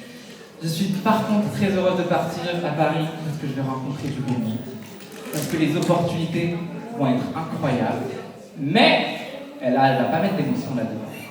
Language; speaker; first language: French; native; French